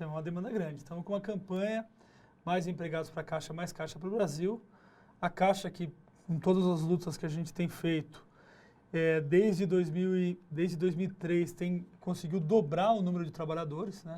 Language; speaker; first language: Portuguese; native; Portuguese